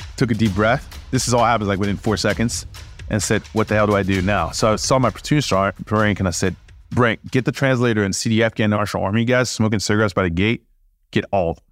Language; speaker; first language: English; early bilingual, other home language; French